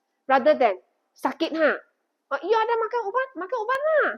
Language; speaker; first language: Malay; non-native, local second language; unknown